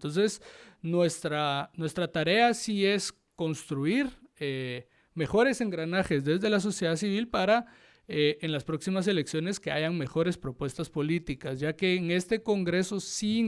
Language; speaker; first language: Spanish; native; Spanish